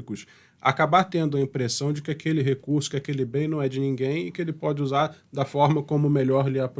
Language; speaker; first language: Portuguese; native; Portuguese